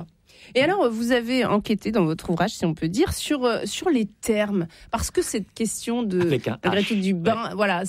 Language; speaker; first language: French; native; French